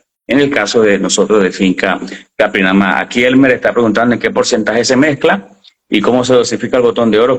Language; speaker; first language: Spanish; native; Spanish